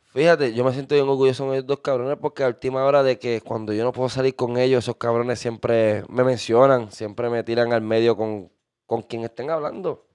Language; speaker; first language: Spanish; native; Spanish